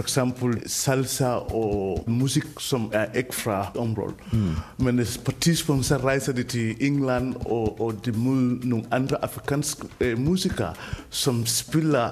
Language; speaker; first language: Danish; non-native, fluent; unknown